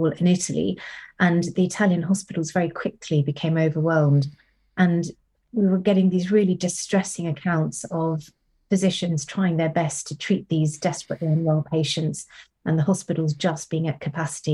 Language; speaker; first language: English; non-native, local second language; Tamil